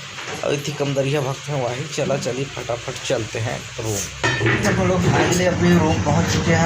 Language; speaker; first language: Hindi; non-native, local second language; Chhattisgarhi